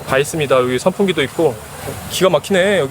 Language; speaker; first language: Korean; native; Korean